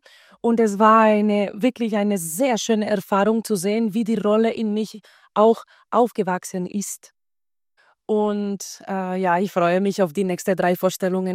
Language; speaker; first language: German; non-native, fluent; Spanish